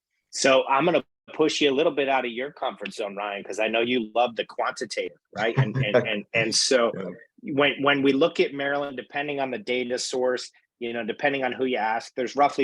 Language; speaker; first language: English; native; English